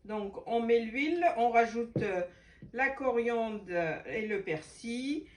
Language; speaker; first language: French; non-native, local second language; Arabic